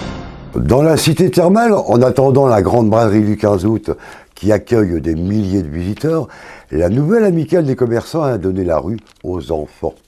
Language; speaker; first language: French; native; French